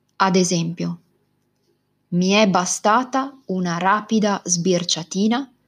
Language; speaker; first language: Italian; native; Italian